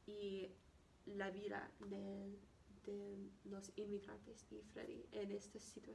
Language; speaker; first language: Spanish; non-native, learner; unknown